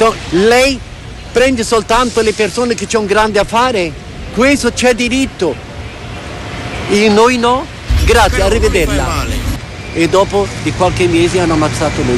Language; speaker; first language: Italian; non-native, fluent; Portuguese